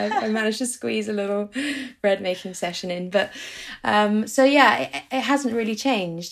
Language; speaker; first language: English; native; English